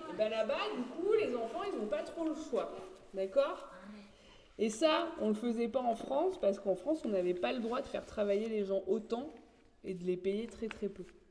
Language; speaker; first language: French; native; French